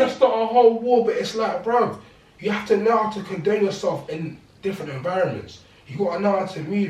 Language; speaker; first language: English; native; English